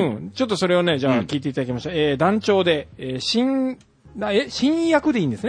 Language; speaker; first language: Japanese; native; Japanese